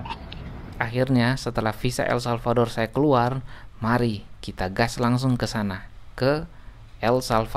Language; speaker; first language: Indonesian; native; Indonesian